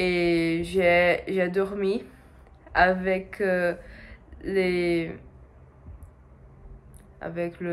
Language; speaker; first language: French; non-native, learner; Portuguese